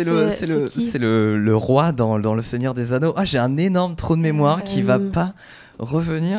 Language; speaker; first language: French; native; French